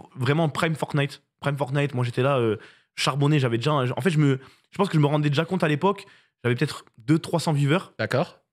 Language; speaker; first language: French; native; French